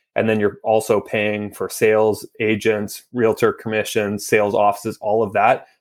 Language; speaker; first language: English; native; English